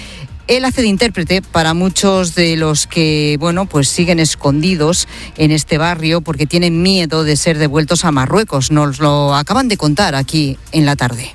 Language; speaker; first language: Spanish; native; Spanish